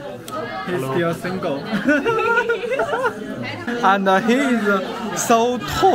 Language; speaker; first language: English; non-native, local second language; Chinese